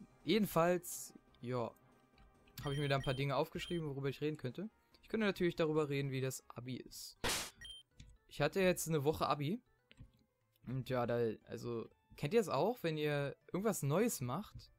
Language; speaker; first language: German; native; German